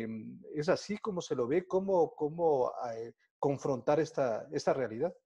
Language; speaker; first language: Spanish; native; Spanish